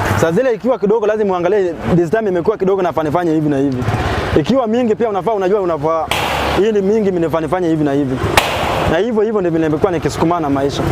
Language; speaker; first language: Swahili; non-native, local second language; Luo (Kenya and Tanzania)